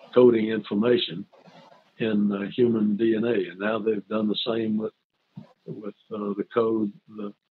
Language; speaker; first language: English; native; English